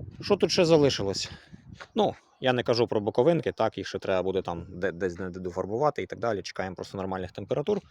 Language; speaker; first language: Ukrainian; native; Ukrainian